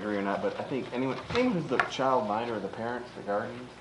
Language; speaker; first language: English; native; English